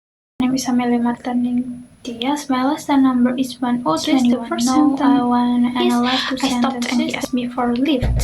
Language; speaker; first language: English; non-native, learner; Indonesian